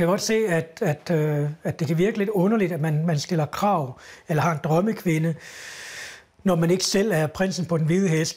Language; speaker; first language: Danish; native; Danish